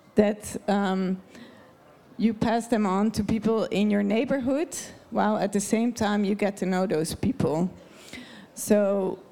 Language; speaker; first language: English; non-native, fluent; Dutch